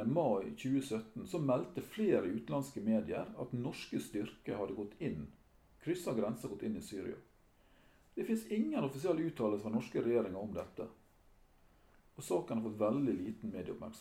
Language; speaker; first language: Norwegian; native; Norwegian